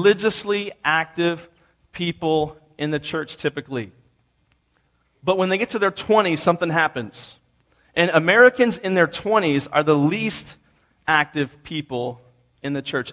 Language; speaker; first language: English; native; English